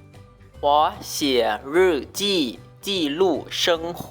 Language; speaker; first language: Chinese; non-native, learner; Lao